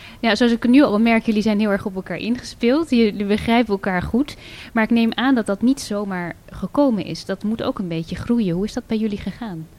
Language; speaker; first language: Dutch; native; Dutch